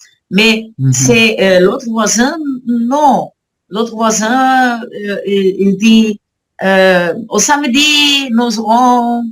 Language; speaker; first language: French; non-native, learner; Portuguese